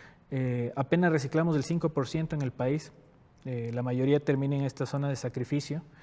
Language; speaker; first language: Spanish; native; Spanish